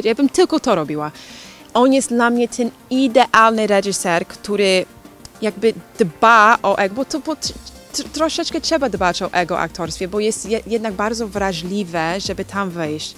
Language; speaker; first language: Polish; non-native, learner; English